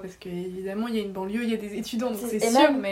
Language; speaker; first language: French; native; French